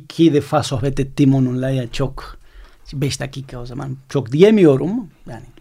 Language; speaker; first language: Turkish; non-native, fluent; Spanish